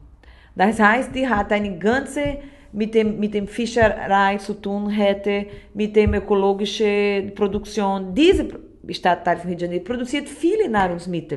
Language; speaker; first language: German; non-native, learner; Portuguese